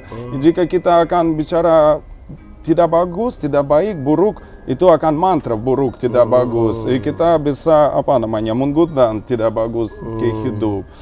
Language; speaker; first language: Indonesian; non-native, learner; Russian